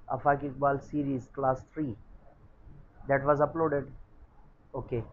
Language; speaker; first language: English; non-native, local second language; Urdu